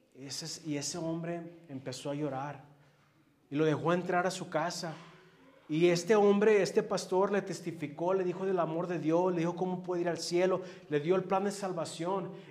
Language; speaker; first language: Spanish; early bilingual, heritage; Spanish